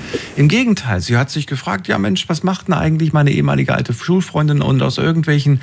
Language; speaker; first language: German; native; German